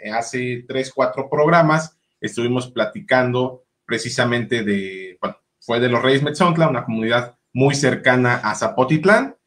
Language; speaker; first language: Spanish; native; Spanish